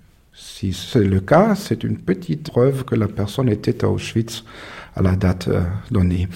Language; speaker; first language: French; non-native, fluent; German